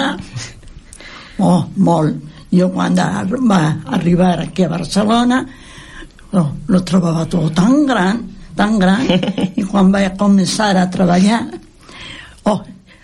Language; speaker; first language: Catalan; non-native, local second language; Spanish